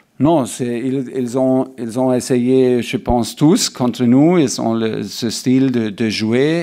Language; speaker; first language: French; non-native, learner; German